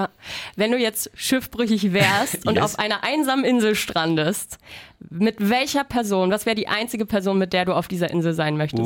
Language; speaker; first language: German; native; German